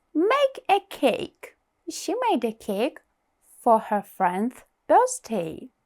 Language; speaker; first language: English; non-native, fluent; Ukrainian